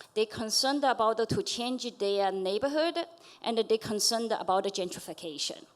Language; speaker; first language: English; non-native, fluent; Chinese